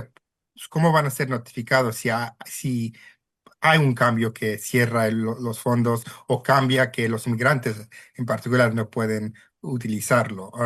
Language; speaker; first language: Spanish; early bilingual, heritage; Spanish